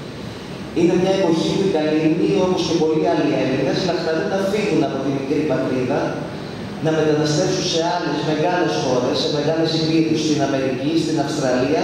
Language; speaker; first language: Greek; native; Greek